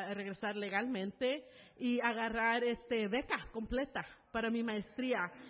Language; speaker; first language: Spanish; early bilingual, heritage; Spanish